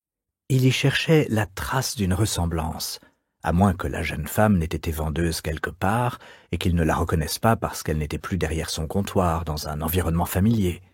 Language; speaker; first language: French; native; French